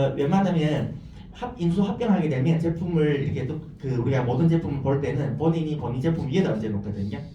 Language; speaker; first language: Korean; non-native, fluent; Chinese